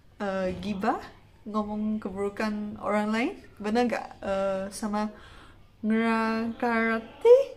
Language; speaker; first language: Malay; non-native, local second language; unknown